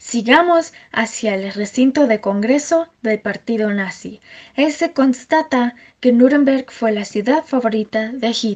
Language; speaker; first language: Spanish; early bilingual, heritage; Spanish